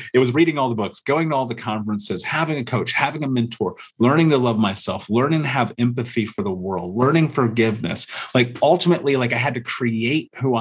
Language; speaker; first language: English; native; English